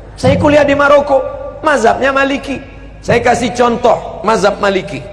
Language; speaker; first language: Indonesian; native; Indonesian